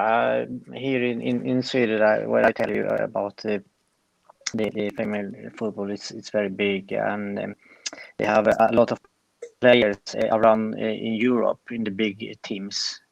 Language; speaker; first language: English; non-native, fluent; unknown